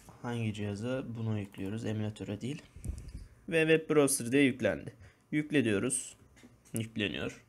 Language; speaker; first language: Turkish; native; Turkish